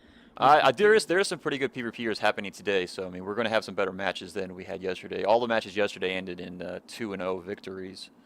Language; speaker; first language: English; native; English